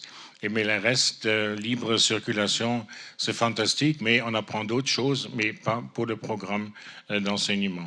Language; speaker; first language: French; non-native, fluent; German